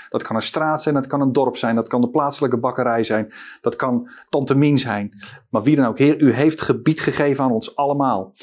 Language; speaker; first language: Dutch; native; Dutch